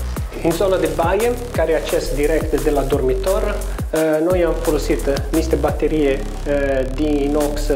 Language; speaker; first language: Romanian; non-native, fluent; Italian